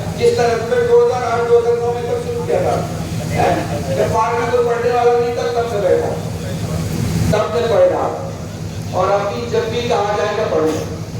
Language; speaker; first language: Urdu; native; Urdu